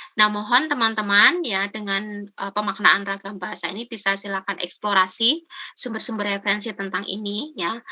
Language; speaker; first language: Indonesian; non-native, local second language; Javanese